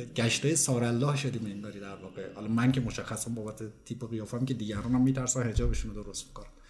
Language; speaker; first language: Persian; native; Persian